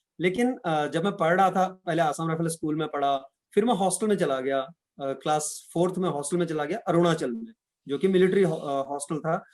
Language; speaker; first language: Hindi; non-native, local second language; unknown